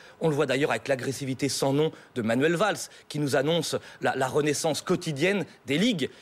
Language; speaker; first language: French; native; French